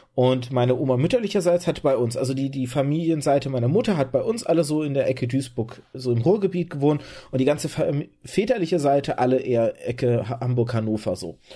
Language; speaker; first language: German; early bilingual, other home language; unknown